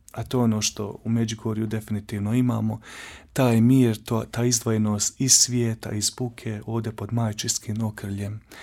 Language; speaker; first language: Croatian; native; Croatian